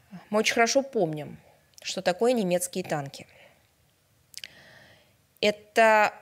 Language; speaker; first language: Russian; native; Russian